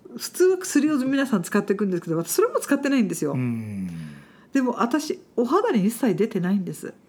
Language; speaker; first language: Japanese; non-native, fluent; English